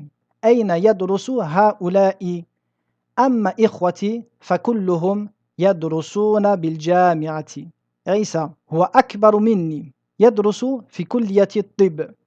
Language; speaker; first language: Arabic; non-native, fluent; French